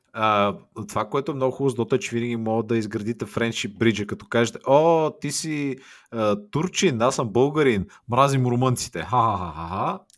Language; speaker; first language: Bulgarian; native; Bulgarian